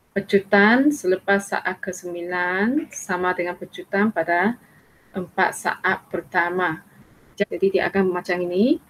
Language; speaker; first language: Malay; non-native, local second language; Chinese